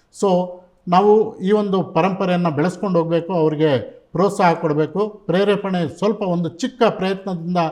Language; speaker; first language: Kannada; non-native, local second language; Urdu